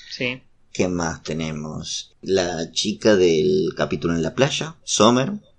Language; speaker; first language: Spanish; native; Spanish